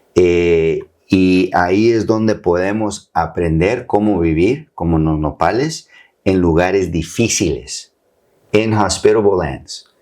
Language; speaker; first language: Spanish; early bilingual, heritage; Spanish